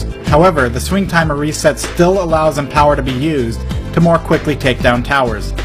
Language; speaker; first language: English; native; English